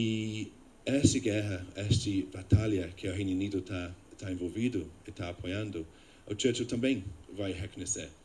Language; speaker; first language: Portuguese; non-native, fluent; English